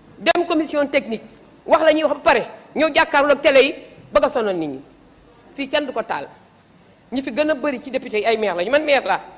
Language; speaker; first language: Wolof; non-native, local second language; Fula